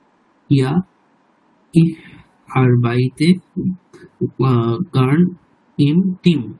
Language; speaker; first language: German; non-native, learner; Bangla